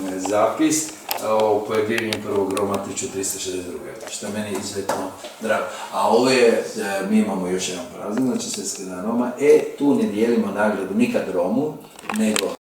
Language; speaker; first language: Bosnian; non-native, local second language; Romany